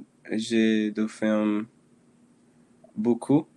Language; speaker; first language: French; non-native, learner; English